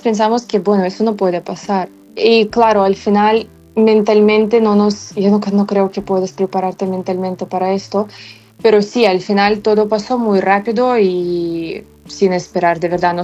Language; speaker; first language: Spanish; non-native, fluent; Ukrainian